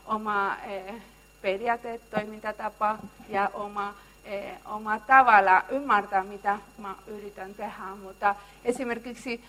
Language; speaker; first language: Finnish; non-native, learner; Spanish